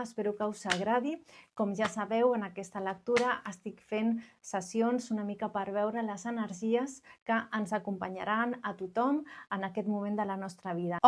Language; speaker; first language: Catalan; non-native, local second language; Spanish